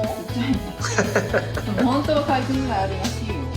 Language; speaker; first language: Japanese; native; Japanese